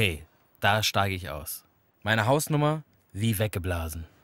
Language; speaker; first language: German; native; German